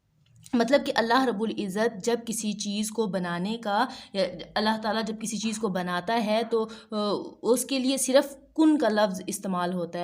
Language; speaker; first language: Urdu; native; Urdu